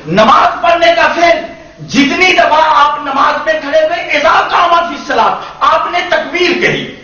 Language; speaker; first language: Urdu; native; Urdu